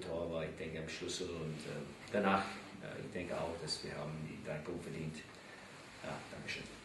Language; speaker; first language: German; non-native, fluent; English